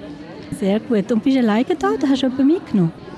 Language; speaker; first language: German; native; German